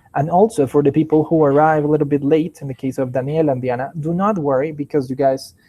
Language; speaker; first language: English; non-native, fluent; Spanish